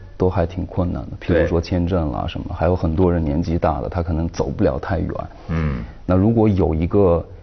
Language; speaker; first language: Chinese; native; Chinese